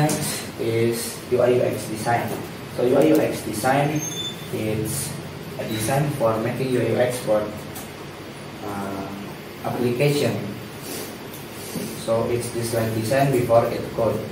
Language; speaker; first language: English; non-native, learner; Indonesian